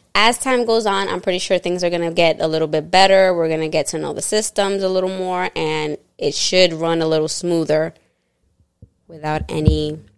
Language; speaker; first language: English; early bilingual, other home language; Spanish